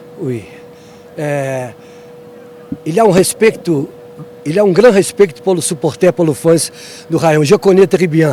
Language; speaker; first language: French; non-native, learner; Portuguese